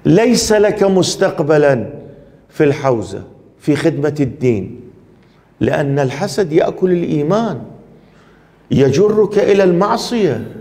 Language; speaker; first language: Arabic; non-native, fluent; Persian